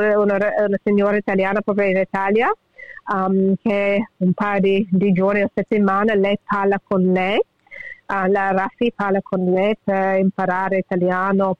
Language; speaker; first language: Italian; early bilingual, heritage; English